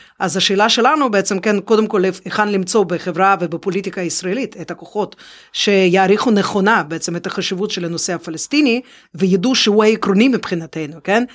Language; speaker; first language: Hebrew; non-native, fluent; Russian